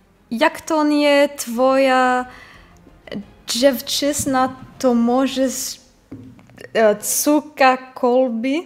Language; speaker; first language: Polish; non-native, learner; French